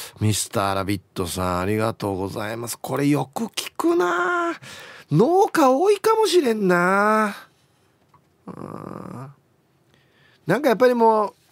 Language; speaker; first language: Japanese; native; Japanese